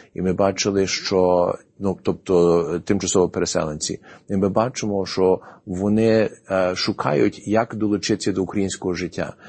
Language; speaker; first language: Ukrainian; early bilingual, heritage; Ukrainian